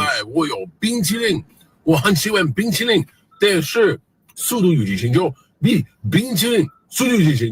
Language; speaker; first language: Chinese; non-native, learner; English